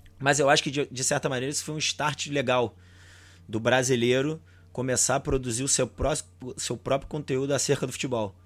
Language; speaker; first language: Portuguese; native; Portuguese